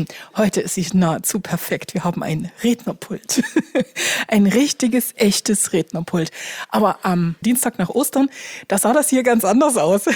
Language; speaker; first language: German; native; German